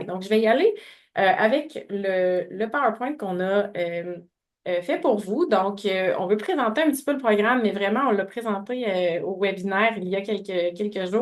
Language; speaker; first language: French; native; French